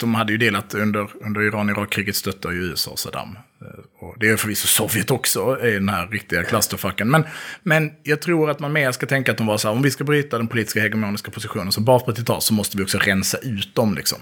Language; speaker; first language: Swedish; native; Swedish